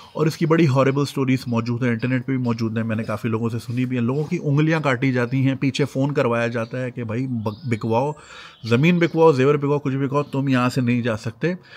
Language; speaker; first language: Urdu; native; Urdu